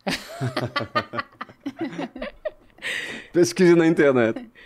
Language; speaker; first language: Portuguese; non-native, fluent; French